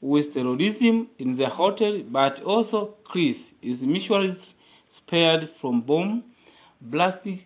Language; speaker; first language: English; non-native, local second language; Swahili